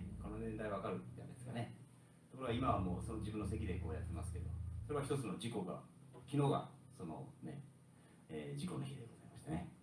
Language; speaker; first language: Japanese; native; Japanese